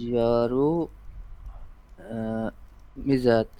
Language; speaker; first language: Persian; non-native, learner; Urdu